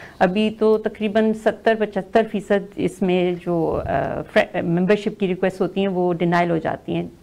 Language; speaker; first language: Urdu; native; Urdu